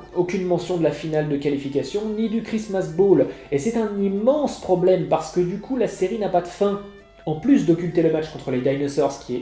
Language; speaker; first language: French; native; French